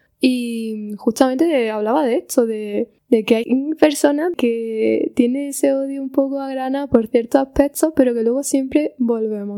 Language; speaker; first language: Spanish; native; Spanish